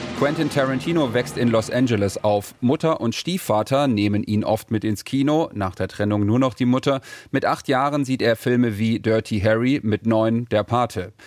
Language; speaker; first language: German; native; German